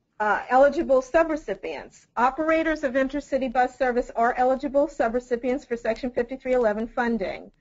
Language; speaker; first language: English; native; English